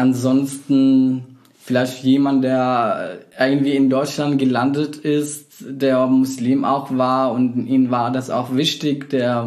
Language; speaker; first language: German; non-native, fluent; Arabic